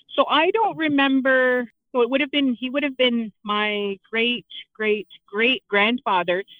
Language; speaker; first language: English; native; English